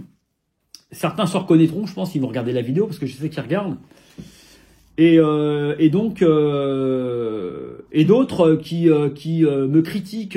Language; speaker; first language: French; native; French